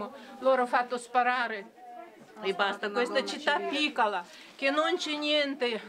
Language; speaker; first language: Italian; non-native, learner; Ukrainian